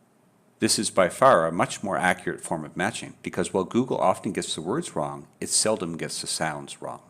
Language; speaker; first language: English; native; English